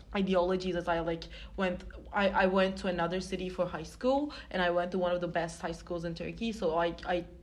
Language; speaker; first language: English; non-native, fluent; Turkish